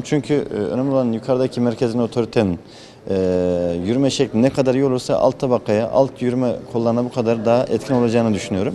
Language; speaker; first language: Turkish; native; Turkish